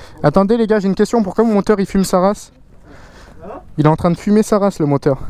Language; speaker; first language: French; native; French